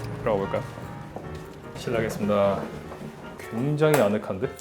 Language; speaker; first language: Korean; native; Korean